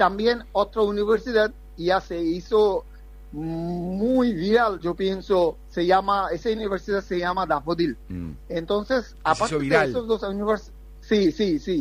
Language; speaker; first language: Spanish; non-native, fluent; Bangla